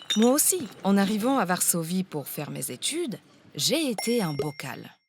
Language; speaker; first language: French; non-native, fluent; Polish